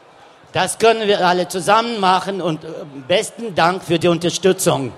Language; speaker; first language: German; non-native, fluent; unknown